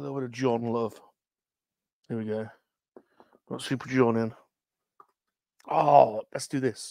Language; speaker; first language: English; native; English